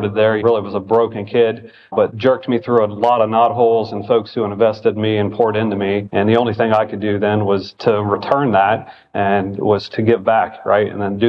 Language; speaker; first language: English; native; English